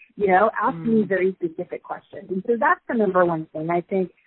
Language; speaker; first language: English; native; English